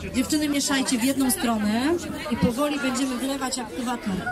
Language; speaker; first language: Polish; native; Polish